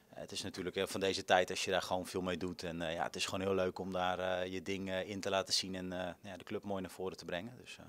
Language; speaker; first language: Dutch; native; Dutch